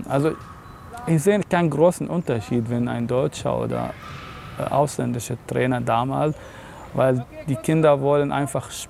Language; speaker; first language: German; non-native, learner; Arabic